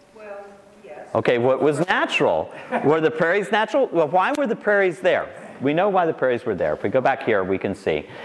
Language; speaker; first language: English; native; English